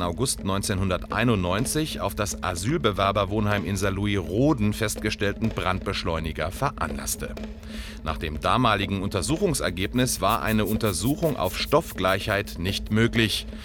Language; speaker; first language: German; native; German